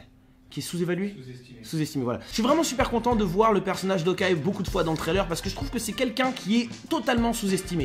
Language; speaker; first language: French; native; French